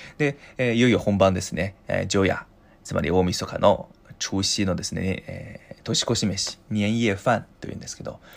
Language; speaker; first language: Japanese; non-native, fluent; Chinese